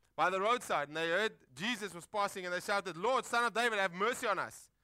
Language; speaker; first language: English; non-native, local second language; Afrikaans